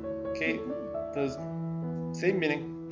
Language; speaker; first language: English; non-native, learner; Korean